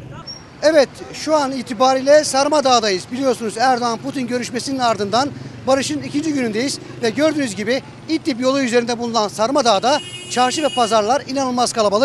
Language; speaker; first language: Turkish; native; Turkish